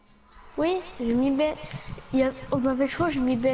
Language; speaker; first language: French; native; French